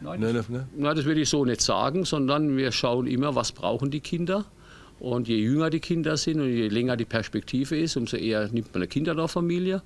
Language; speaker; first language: German; native; German